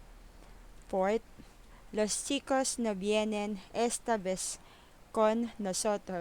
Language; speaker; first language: Spanish; non-native, learner; Filipino